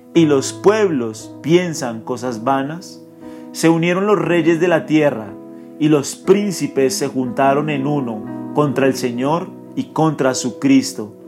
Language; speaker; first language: Spanish; native; Spanish